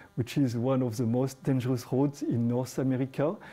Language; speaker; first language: English; non-native, fluent; French